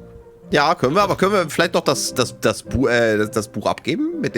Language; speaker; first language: German; native; German